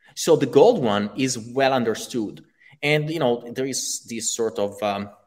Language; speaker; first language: English; non-native, fluent; Italian